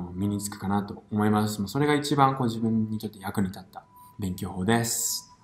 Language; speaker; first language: Japanese; native; Japanese